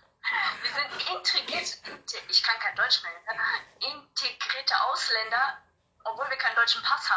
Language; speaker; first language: German; early bilingual, other home language; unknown